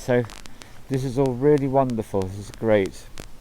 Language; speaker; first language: English; native; English